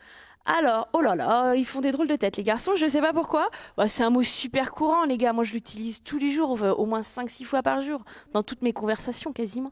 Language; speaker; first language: French; native; French